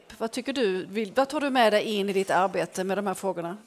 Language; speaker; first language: Swedish; native; Swedish